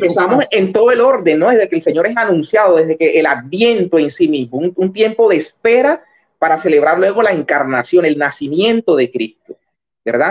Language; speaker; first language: Spanish; native; Spanish